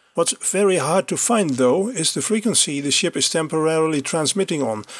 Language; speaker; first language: English; non-native, fluent; Dutch